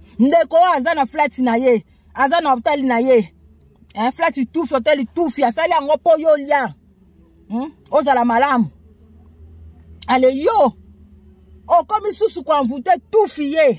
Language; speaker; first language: Lingala; non-native, local second language; Kongo